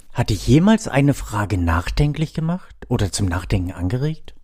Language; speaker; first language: German; native; German